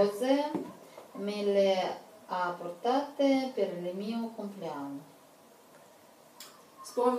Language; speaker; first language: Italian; non-native, learner; Russian